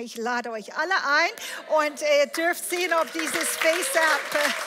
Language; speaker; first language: German; non-native, fluent; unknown